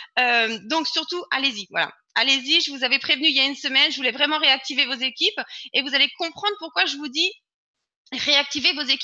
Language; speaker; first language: French; native; French